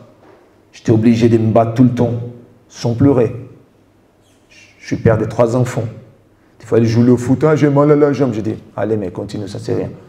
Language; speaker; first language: French; non-native, fluent; Portuguese